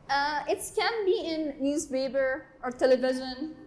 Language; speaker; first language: English; non-native, learner; Arabic